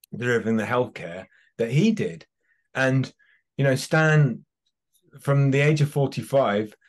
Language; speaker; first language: English; native; English